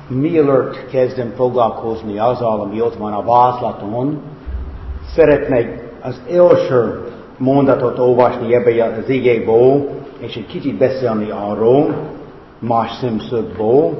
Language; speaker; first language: Hungarian; non-native, fluent; English